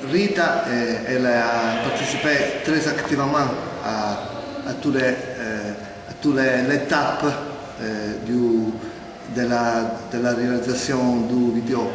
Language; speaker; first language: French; non-native, learner; Italian